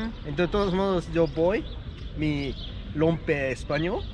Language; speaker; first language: Spanish; non-native, learner; Japanese